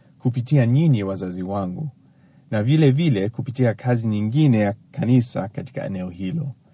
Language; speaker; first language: Swahili; early bilingual, other home language; English